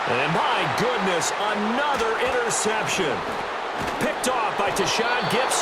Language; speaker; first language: English; native; English